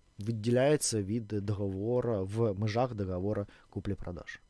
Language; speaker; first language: Ukrainian; non-native, fluent; Russian